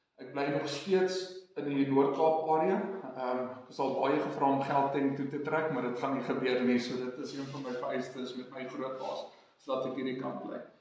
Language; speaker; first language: Afrikaans; non-native, local second language; English